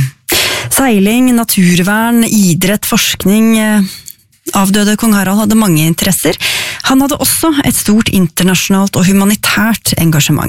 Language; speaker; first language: Norwegian; native; Norwegian